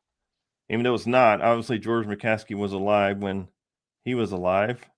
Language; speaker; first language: English; native; English